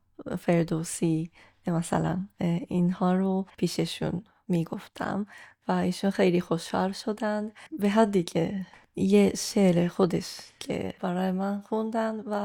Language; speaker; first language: Persian; non-native, fluent; Japanese